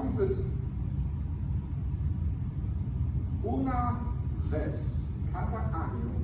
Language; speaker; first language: Spanish; non-native, fluent; Polish